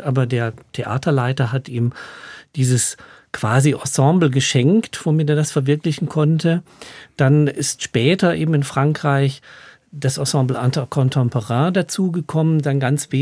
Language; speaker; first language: German; native; German